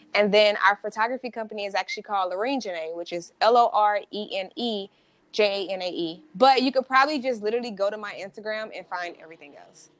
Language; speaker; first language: English; native; English